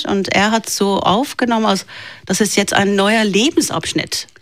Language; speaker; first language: German; non-native, local second language; Dutch